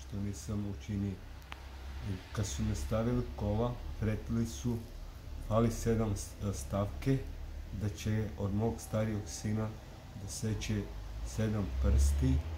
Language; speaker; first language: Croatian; non-native, local second language; Romany